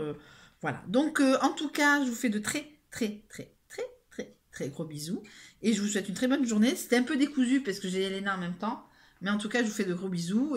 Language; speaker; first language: French; native; French